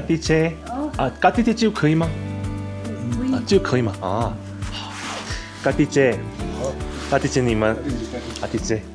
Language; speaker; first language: Chinese; non-native, fluent; Korean